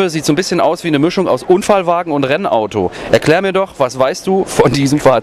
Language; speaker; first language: German; native; German